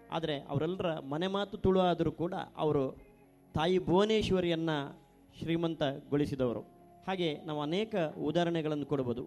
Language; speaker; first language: Kannada; non-native, local second language; Tulu